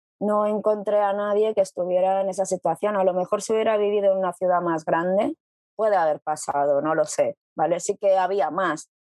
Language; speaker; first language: Spanish; early bilingual, other home language; Korean